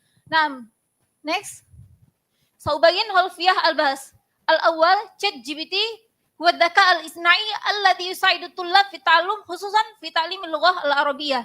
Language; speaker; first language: Arabic; non-native, learner; Indonesian